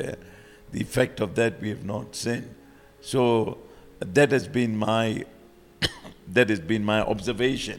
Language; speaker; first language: English; non-native, local second language; Tamil